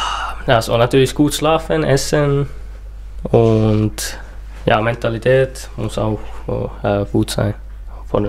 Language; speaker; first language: German; non-native, learner; Finnish